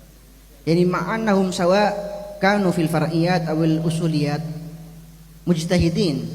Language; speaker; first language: Arabic; non-native, fluent; Indonesian